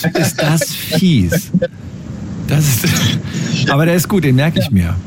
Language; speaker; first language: German; native; German